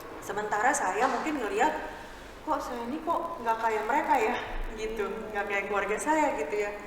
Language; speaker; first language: Indonesian; native; Indonesian